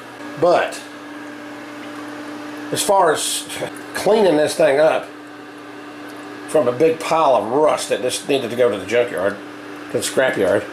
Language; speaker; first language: English; native; English